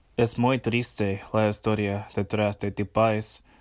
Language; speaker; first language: Spanish; non-native, learner; English